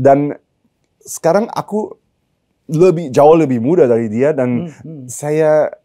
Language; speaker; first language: Indonesian; early bilingual, heritage; German